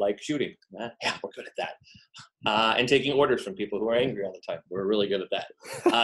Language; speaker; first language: English; native; English